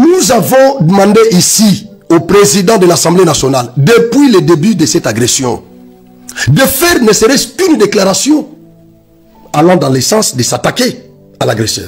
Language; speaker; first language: French; non-native, local second language; Lingala